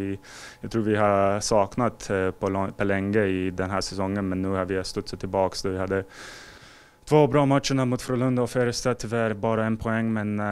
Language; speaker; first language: Swedish; non-native, fluent; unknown